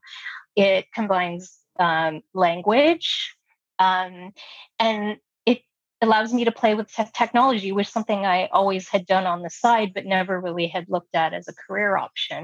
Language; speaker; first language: English; native; English